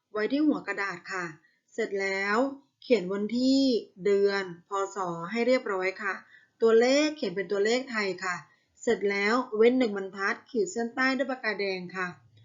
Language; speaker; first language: Thai; native; Thai